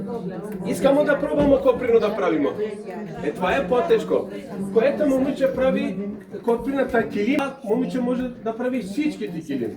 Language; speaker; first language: Bulgarian; non-native, learner; Serbian